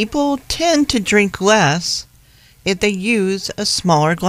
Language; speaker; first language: English; native; English